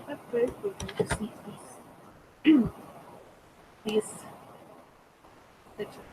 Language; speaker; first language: English; non-native, fluent; Spanish